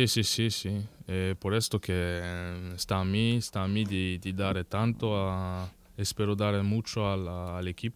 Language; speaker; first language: Spanish; non-native, learner; French